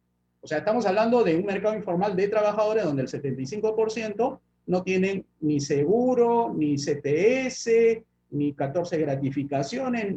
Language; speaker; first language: Spanish; native; Spanish